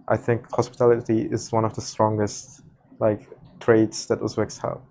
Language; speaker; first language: English; non-native, fluent; Uzbek